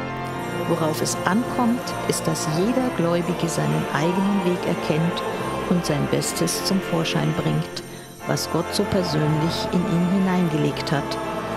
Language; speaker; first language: German; native; German